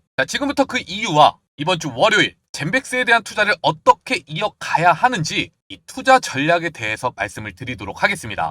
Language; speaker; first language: Korean; native; Korean